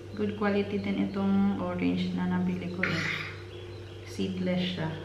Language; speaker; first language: Filipino; non-native, local second language; Hiligaynon